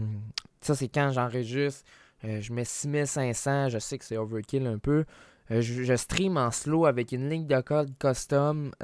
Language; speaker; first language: French; native; French